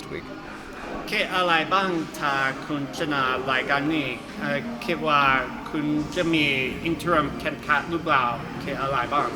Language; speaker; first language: Thai; non-native, learner; English